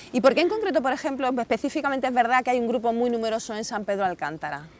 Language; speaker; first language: Spanish; native; Spanish